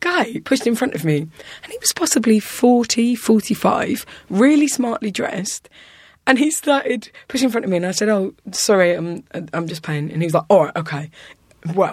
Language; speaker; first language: English; native; English